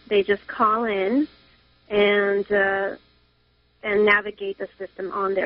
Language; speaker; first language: English; native; English